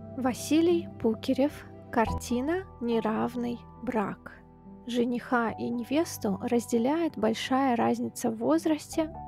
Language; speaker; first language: Russian; native; Russian